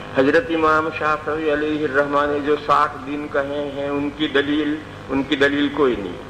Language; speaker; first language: Urdu; non-native, local second language; Gujarati